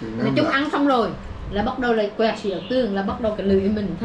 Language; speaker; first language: Vietnamese; native; Vietnamese